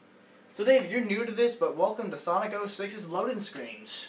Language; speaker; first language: English; native; English